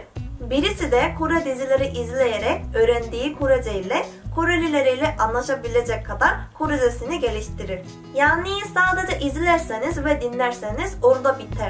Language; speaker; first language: Turkish; non-native, fluent; Korean